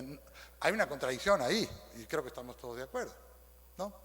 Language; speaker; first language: Spanish; native; Spanish